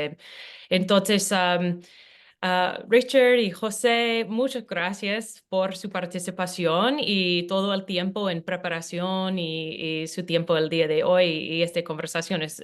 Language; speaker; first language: Spanish; non-native, fluent; English